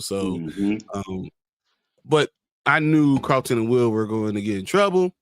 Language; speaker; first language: English; native; English